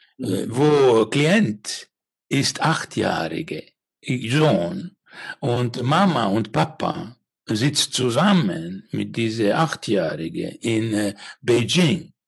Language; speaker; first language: German; non-native, learner; Finnish